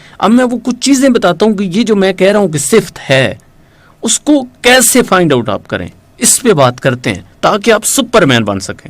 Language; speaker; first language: Urdu; native; Urdu